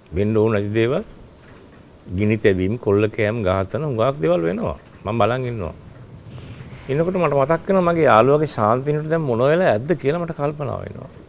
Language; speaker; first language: Sinhala; native; Sinhala